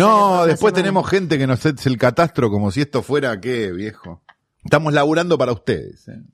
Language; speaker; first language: Spanish; native; Spanish